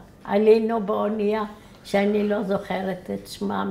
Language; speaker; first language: Hebrew; early bilingual, other home language; Arabic